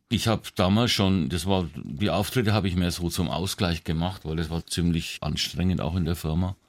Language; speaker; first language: German; native; German